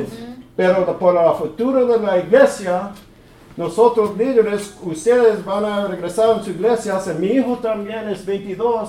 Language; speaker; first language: Spanish; early bilingual, heritage; English